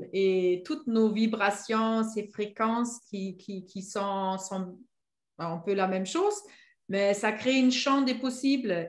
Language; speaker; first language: French; non-native, fluent; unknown